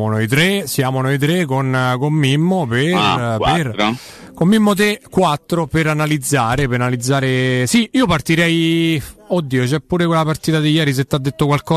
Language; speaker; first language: Italian; native; Italian